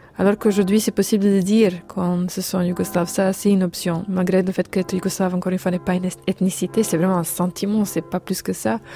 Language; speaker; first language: French; non-native, fluent; Serbian